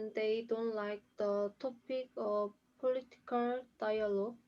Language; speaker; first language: English; non-native, fluent; Korean